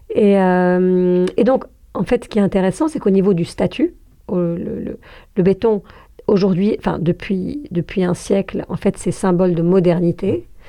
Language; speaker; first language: French; non-native, local second language; Arabic